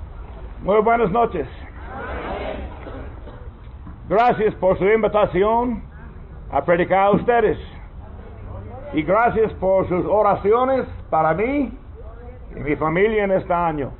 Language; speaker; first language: Spanish; non-native, learner; English